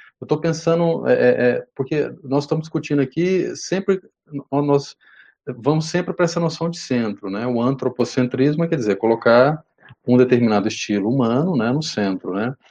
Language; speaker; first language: Portuguese; native; Portuguese